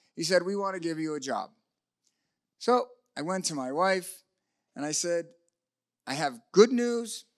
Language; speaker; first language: English; native; English